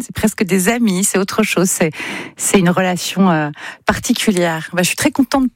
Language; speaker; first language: French; native; French